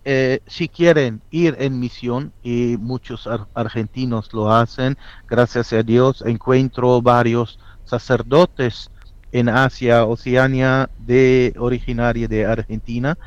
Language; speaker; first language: Spanish; non-native, fluent; Italian